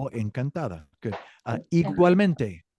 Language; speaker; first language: Spanish; non-native, fluent; English